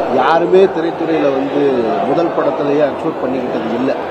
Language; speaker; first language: Tamil; native; Tamil